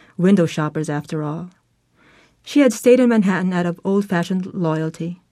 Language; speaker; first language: English; non-native, local second language; Filipino